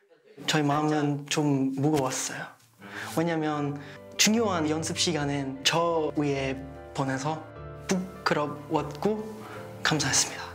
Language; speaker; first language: Korean; non-native, learner; English